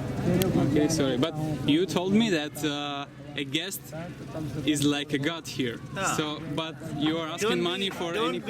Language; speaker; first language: English; non-native, fluent; Russian